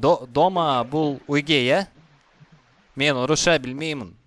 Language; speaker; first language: Kazakh; non-native, learner; Russian